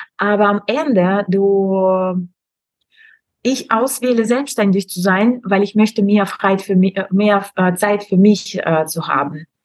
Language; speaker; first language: German; non-native, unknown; Russian